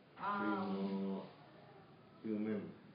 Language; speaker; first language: English; non-native, fluent; Thai